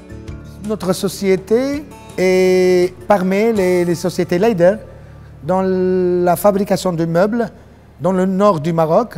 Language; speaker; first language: French; non-native, local second language; Arabic